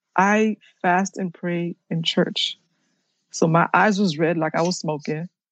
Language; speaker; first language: English; early bilingual, other home language; Haitian Creole